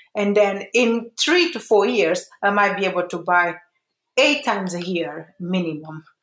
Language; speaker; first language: English; early bilingual, other home language; Portuguese